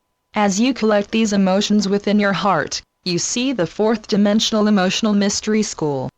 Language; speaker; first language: English; native; English